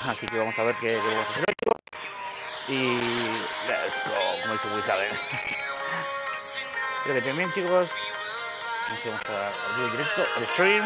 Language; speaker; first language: Spanish; native; Spanish